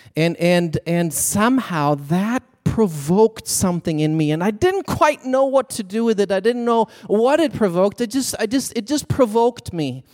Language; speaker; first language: English; non-native, fluent; Swedish